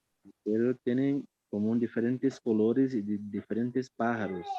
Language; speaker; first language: Spanish; non-native, fluent; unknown